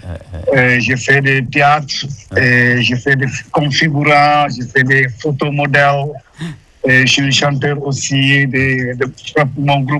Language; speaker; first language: French; non-native, local second language; Wolof